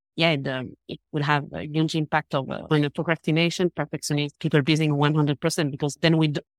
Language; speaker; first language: English; non-native, fluent; French